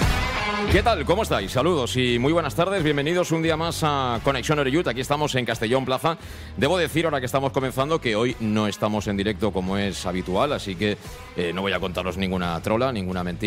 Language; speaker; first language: Spanish; native; Spanish